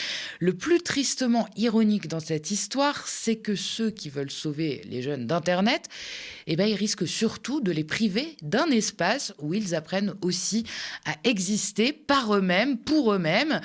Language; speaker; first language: French; native; French